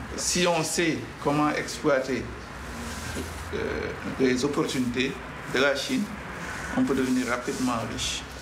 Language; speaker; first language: French; non-native, local second language; Wolof